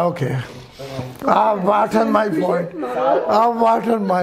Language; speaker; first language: German; non-native, learner; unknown